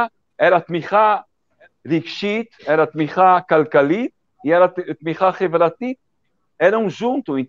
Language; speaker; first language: Portuguese; early bilingual, heritage; Portuguese